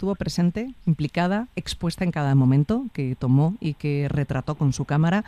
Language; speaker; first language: Spanish; native; Spanish